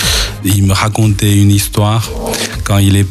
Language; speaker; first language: French; non-native, learner; Chinese